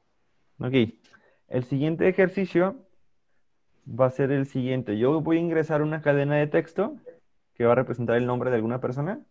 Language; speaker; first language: Spanish; native; Spanish